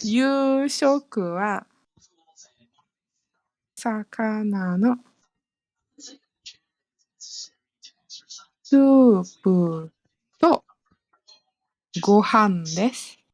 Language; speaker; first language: Japanese; non-native, fluent; Malay